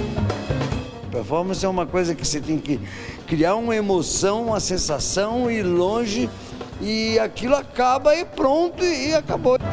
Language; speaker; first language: Portuguese; non-native, fluent; Polish